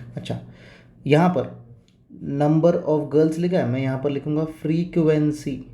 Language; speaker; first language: Hindi; non-native, local second language; Marathi